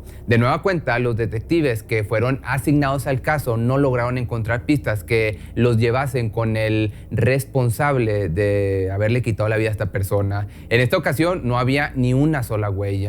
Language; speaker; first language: Spanish; native; Spanish